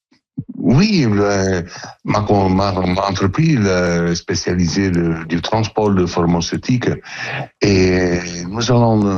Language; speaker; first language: French; non-native, learner; Italian